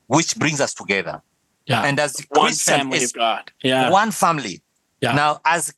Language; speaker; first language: English; non-native, fluent; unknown